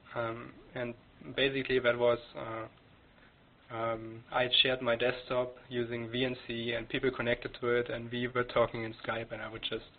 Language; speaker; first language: English; non-native, fluent; German